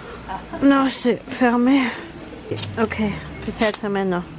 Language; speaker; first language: French; non-native, learner; Japanese